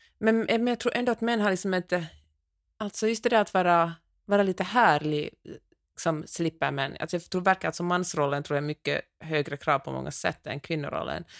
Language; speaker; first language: Swedish; native; Swedish